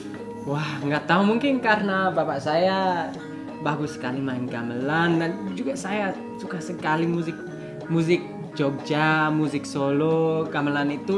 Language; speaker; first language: Indonesian; early bilingual, heritage; English